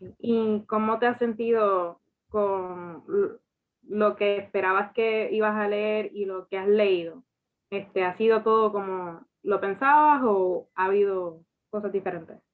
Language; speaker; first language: Spanish; early bilingual, heritage; Spanish